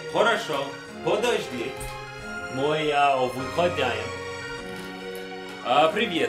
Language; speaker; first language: Russian; non-native, learner; English